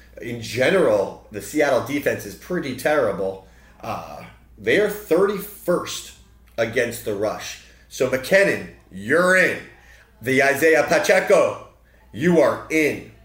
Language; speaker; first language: English; native; English